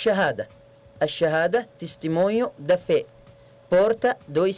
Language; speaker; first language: Portuguese; non-native, learner; Arabic